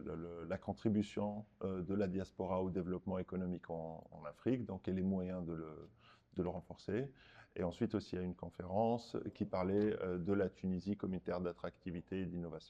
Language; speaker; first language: French; non-native, local second language; Arabic